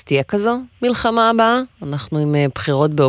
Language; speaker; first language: Hebrew; native; Hebrew